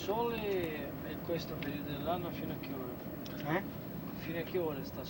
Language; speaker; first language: Italian; non-native, learner; Portuguese